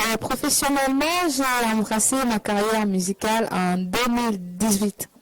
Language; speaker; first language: French; non-native, local second language; Lingala